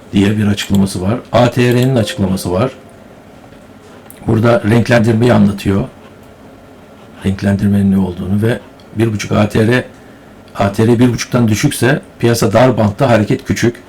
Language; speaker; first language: Turkish; native; Turkish